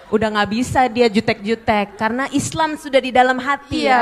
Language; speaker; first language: Indonesian; native; Indonesian